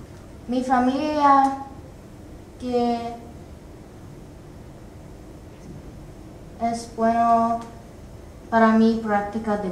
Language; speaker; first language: Spanish; non-native, learner; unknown